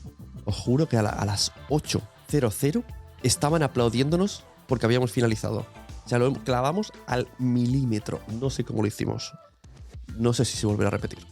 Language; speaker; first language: Spanish; native; Spanish